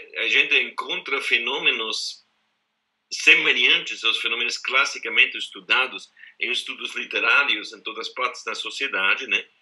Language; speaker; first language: Portuguese; non-native, fluent; German